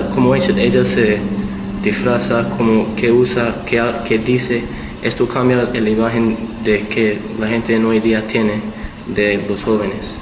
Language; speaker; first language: Spanish; early bilingual, heritage; Spanish